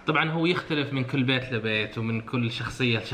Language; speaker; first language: Arabic; native; Arabic